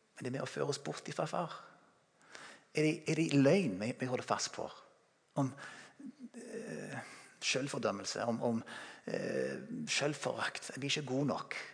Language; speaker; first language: Norwegian; non-native, fluent; English